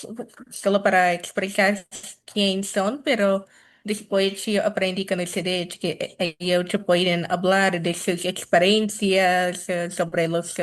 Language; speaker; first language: Spanish; non-native, fluent; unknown